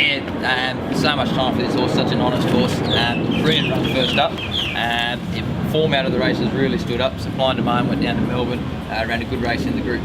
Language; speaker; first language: English; native; English